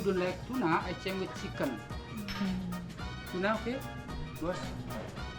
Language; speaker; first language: English; non-native, learner; Indonesian